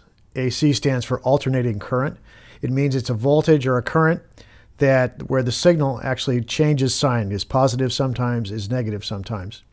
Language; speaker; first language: English; native; English